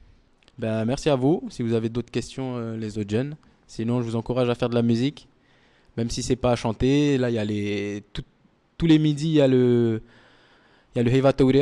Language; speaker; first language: French; native; French